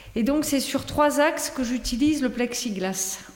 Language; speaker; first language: French; native; French